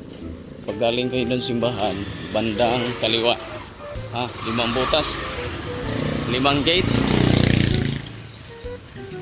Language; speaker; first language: Filipino; native; Filipino